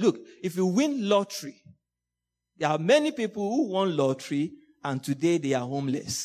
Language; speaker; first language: English; non-native, local second language; Yoruba